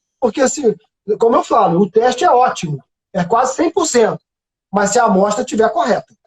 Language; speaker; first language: Portuguese; native; Portuguese